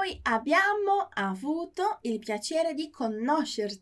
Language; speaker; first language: Italian; non-native, fluent; Portuguese